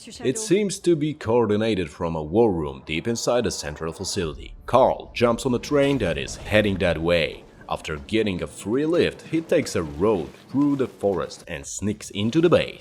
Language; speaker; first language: English; non-native, fluent; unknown